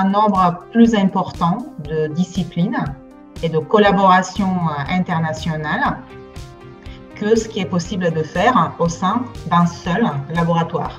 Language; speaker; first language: French; non-native, fluent; Bulgarian